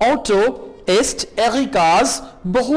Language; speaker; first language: German; non-native, fluent; Urdu